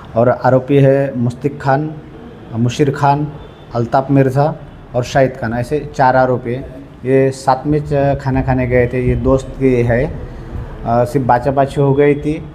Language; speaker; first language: Hindi; non-native, local second language; Marathi